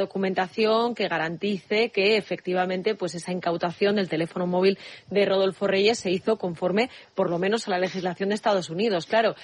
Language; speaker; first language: Spanish; native; Spanish